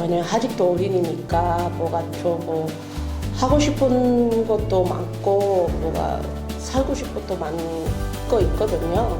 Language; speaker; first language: Korean; non-native, learner; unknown